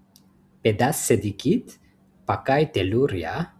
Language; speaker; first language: Indonesian; non-native, learner; English